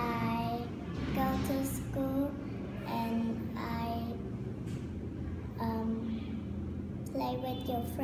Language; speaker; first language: English; non-native, learner; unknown